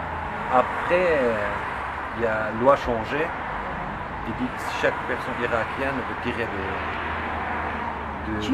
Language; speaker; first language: French; non-native, learner; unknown